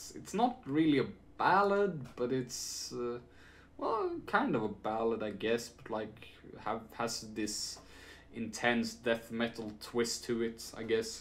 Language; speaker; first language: English; non-native, fluent; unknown